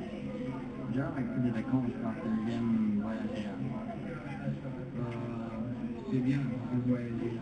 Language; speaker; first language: French; non-native, learner; English